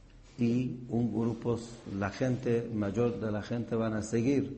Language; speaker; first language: Spanish; non-native, fluent; Persian